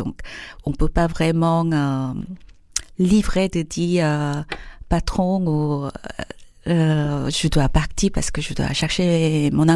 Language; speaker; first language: French; non-native, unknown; Korean